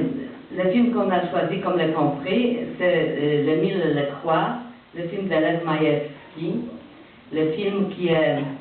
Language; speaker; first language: French; non-native, fluent; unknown